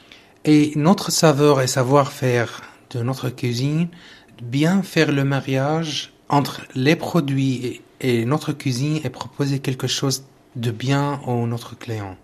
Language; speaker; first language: French; non-native, learner; Arabic